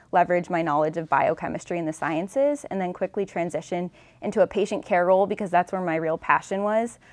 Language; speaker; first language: English; native; English